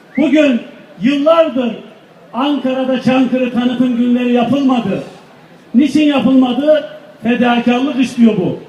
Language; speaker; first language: Turkish; native; Turkish